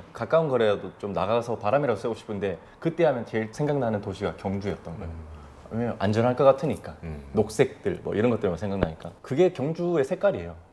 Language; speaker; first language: Korean; native; Korean